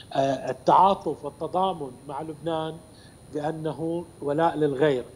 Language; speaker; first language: Arabic; native; Arabic